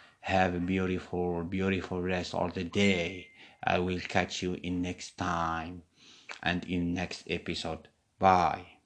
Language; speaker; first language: English; non-native, fluent; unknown